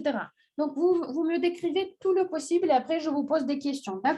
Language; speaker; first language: French; non-native, fluent; Russian